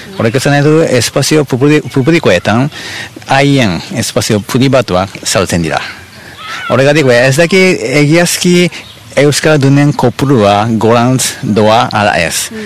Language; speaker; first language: Basque; non-native, fluent; Japanese